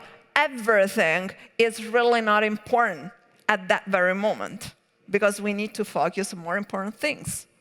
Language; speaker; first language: English; non-native, fluent; Italian